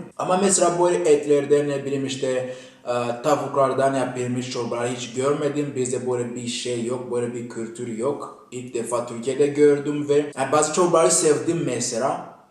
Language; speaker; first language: Turkish; non-native, fluent; Kinyarwanda